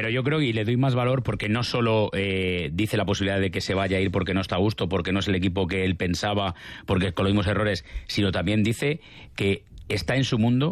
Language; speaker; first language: Spanish; native; Spanish